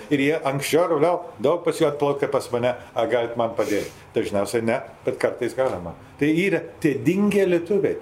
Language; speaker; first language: Lithuanian; early bilingual, heritage; Lithuanian